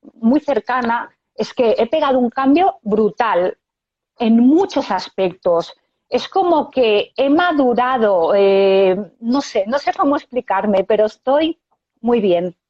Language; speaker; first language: Spanish; native; Spanish